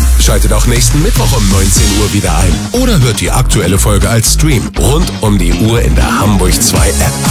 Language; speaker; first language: German; native; German